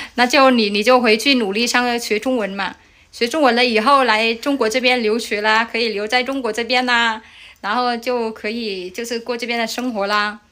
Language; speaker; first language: Chinese; non-native, fluent; Vietnamese